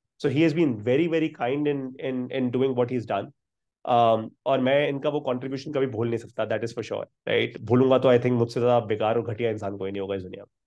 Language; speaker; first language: Hindi; native; Hindi